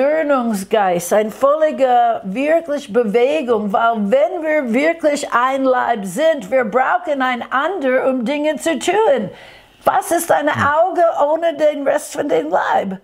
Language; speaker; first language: German; non-native, fluent; English